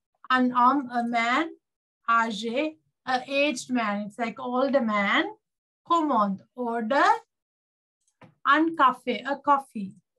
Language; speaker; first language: English; non-native, local second language; Sinhala